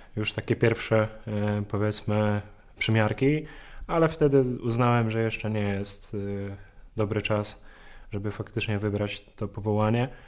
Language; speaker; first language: Polish; native; Polish